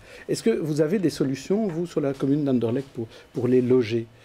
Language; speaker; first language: French; native; French